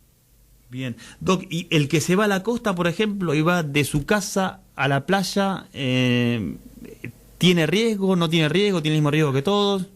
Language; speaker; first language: Spanish; native; Spanish